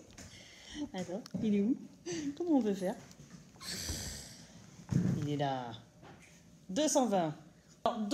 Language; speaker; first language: French; native; French